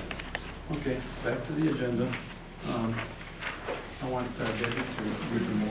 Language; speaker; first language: English; native; English